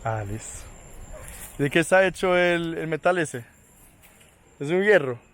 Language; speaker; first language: Spanish; early bilingual, heritage; English